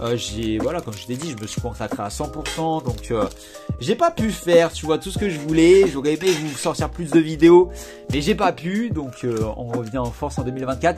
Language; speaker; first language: French; native; French